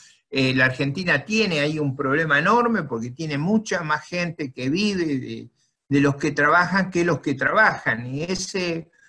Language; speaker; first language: Spanish; native; Spanish